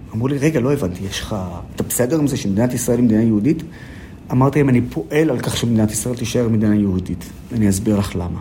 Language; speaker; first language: Hebrew; non-native, local second language; Arabic